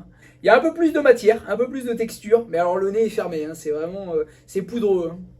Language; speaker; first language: French; native; French